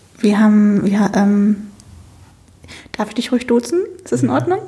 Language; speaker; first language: German; native; German